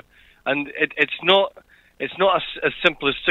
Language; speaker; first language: English; native; English